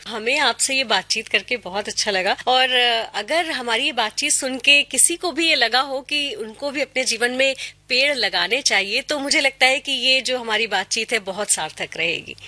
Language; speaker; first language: Hindi; native; Hindi